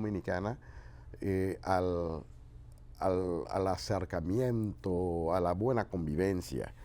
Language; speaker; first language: Spanish; non-native, fluent; Haitian Creole